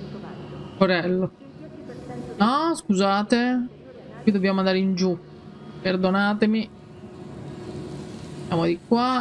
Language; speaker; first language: Italian; native; Italian